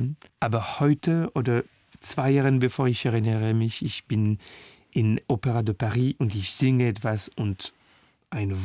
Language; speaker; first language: German; non-native, learner; French